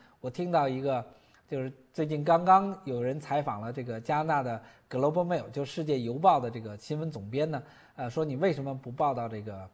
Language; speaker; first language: Chinese; native; Chinese